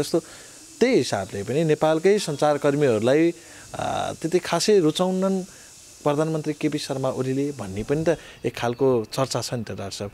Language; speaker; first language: Nepali; native; Nepali